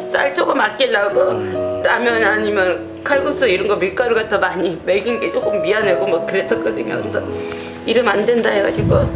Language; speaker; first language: Korean; native; Korean